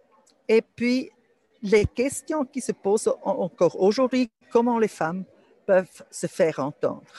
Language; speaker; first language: French; non-native, local second language; German